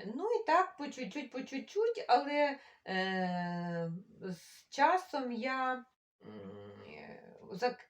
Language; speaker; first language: Ukrainian; non-native, local second language; Russian